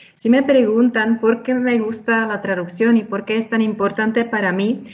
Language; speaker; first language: Spanish; non-native, fluent; Czech